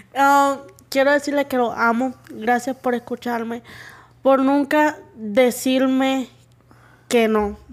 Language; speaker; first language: Spanish; native; Spanish